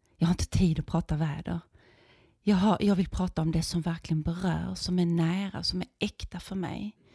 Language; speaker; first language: Swedish; native; Swedish